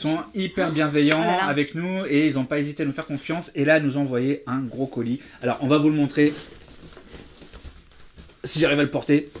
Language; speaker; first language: French; native; French